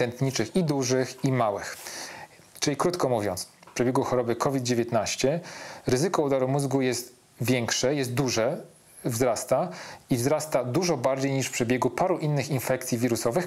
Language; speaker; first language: Polish; native; Polish